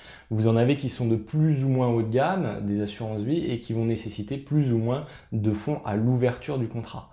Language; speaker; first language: French; native; French